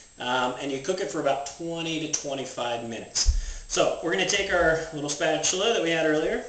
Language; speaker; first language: English; native; English